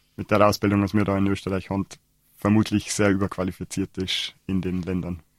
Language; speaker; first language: German; native; German